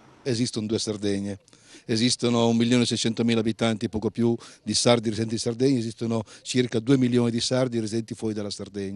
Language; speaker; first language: Italian; native; Italian